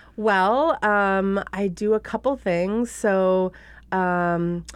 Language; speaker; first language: English; native; English